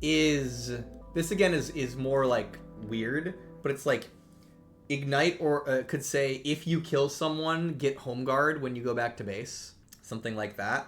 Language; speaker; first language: English; native; English